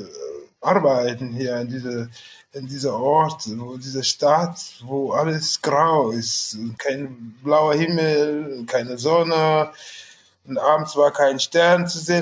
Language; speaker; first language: German; non-native, fluent; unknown